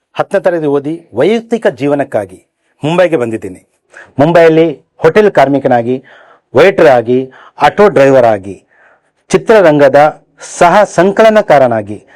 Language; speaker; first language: Kannada; native; Kannada